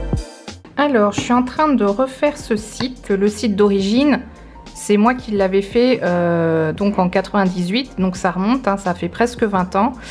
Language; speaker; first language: French; native; French